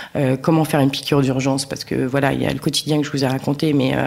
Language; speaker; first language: French; native; French